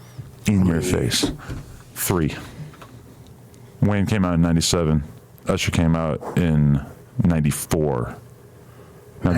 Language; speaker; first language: English; native; English